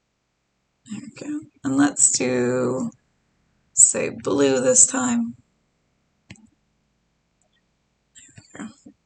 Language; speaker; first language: English; native; English